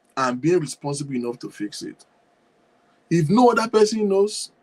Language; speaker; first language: English; non-native, local second language; Yoruba